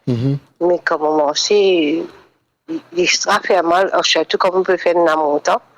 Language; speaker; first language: French; non-native, local second language; Morisyen